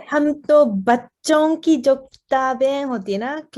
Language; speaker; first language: Hindi; non-native, fluent; Japanese